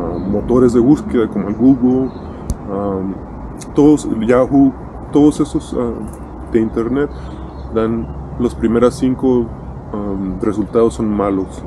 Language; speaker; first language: Spanish; native; Spanish